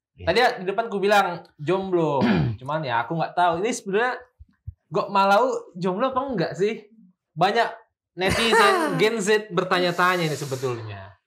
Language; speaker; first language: Indonesian; native; Indonesian